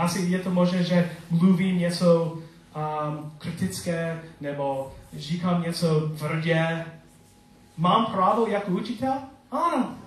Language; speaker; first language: Czech; non-native, learner; English